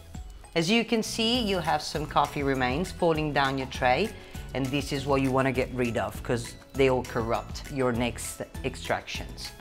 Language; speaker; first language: English; non-native, fluent; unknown